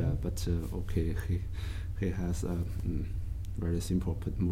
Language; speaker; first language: English; non-native, learner; Chinese